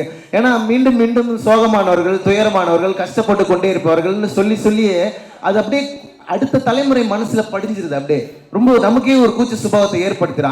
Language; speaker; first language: Tamil; native; Tamil